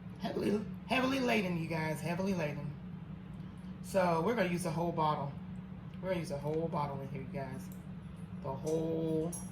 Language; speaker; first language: English; native; English